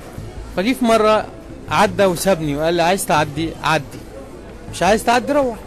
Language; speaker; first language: Arabic; native; Arabic